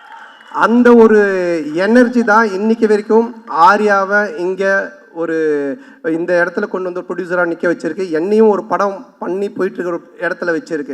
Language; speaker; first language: Tamil; native; Tamil